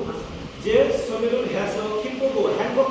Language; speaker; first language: Korean; non-native, learner; Bangla